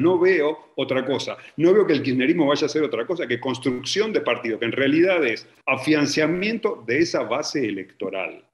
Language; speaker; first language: Spanish; native; Spanish